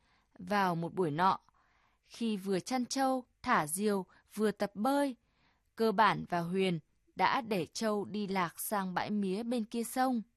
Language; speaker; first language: Vietnamese; native; Vietnamese